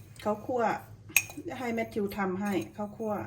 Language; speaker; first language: Thai; native; Thai